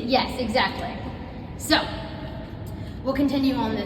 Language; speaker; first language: English; native; English